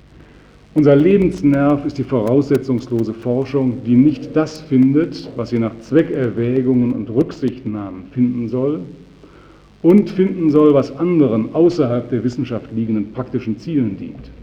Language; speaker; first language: German; native; German